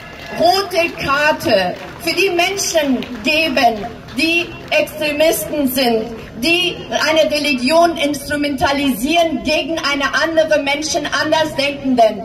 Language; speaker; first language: German; non-native, fluent; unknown